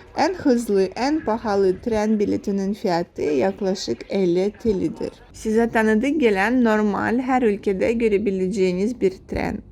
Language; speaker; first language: Turkish; non-native, fluent; Russian